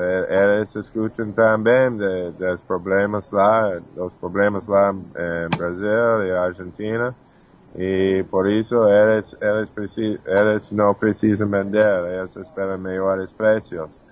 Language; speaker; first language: Portuguese; non-native, fluent; English